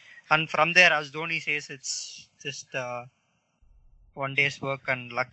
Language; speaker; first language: English; non-native, local second language; Tamil